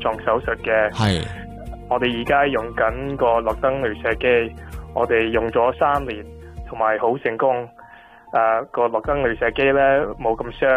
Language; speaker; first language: Cantonese; non-native, fluent; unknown